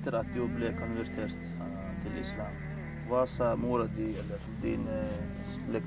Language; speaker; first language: Norwegian; non-native, fluent; Chechen